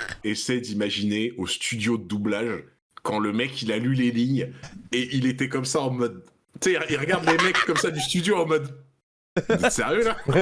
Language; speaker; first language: French; native; French